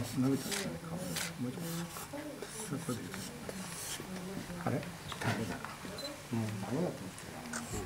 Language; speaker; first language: Japanese; native; Japanese